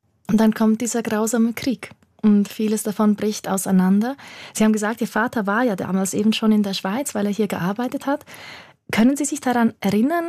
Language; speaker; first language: German; native; German